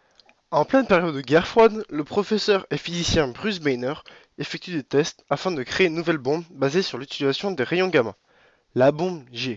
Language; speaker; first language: French; native; French